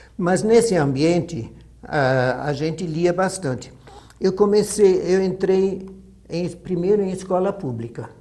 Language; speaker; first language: Portuguese; early bilingual, other home language; German